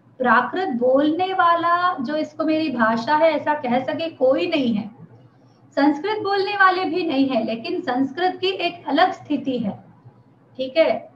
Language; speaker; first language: Hindi; non-native, local second language; Telugu